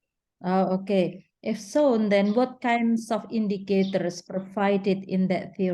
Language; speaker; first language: English; non-native, fluent; Indonesian